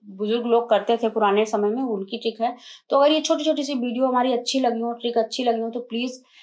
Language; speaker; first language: Hindi; native; Hindi